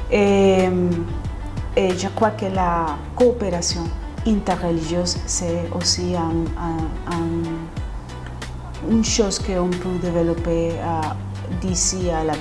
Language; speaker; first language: French; non-native, fluent; Spanish